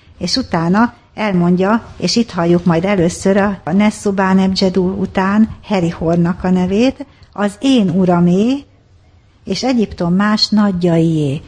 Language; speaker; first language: Hungarian; native; Hungarian